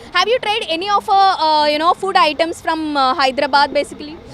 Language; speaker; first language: English; non-native, local second language; Telugu